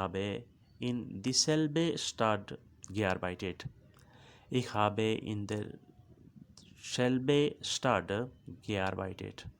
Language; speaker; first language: German; non-native, learner; Urdu